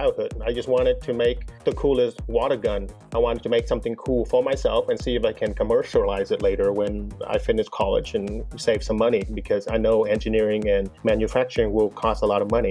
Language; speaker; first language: English; non-native, fluent; Vietnamese